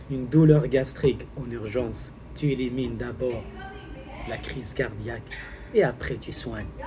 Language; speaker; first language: French; non-native, local second language; Arabic